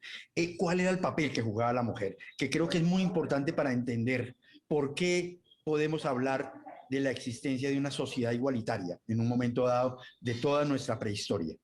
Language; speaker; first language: Spanish; native; Spanish